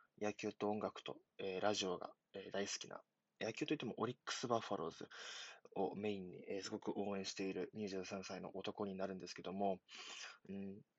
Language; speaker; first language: Japanese; native; Japanese